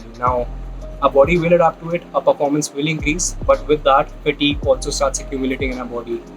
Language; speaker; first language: English; non-native, local second language; Hindi